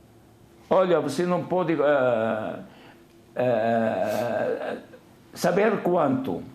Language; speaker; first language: Portuguese; non-native, fluent; Arabic